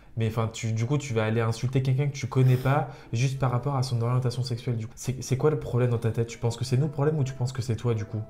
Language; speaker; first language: French; native; French